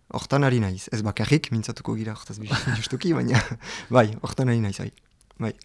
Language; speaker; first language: Basque; non-native, local second language; French